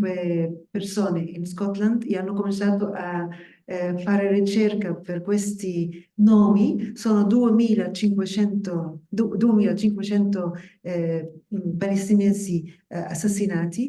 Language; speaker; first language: Italian; non-native, fluent; Spanish